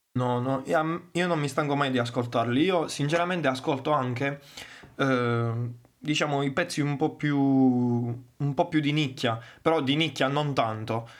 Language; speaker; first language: Italian; native; Italian